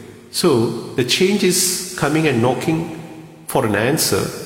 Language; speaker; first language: English; non-native, local second language; Tamil